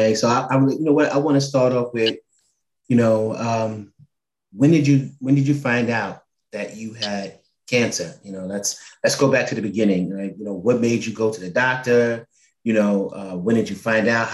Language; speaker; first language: English; native; English